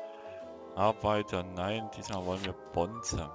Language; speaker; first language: German; native; German